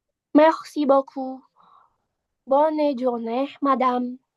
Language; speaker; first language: French; non-native, learner; Indonesian